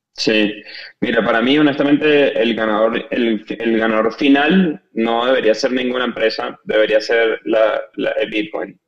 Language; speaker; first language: Spanish; native; Spanish